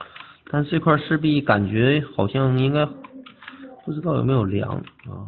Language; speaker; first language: Chinese; native; Chinese